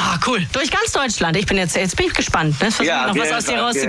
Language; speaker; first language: German; native; German